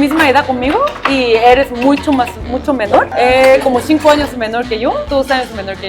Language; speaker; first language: Spanish; non-native, learner; Korean